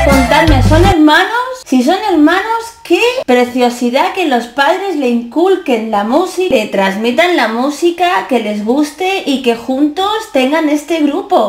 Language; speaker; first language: Spanish; native; Spanish